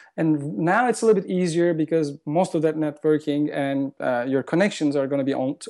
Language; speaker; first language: English; non-native, fluent; Turkish